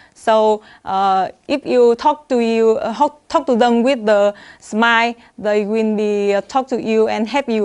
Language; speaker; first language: English; non-native, learner; Vietnamese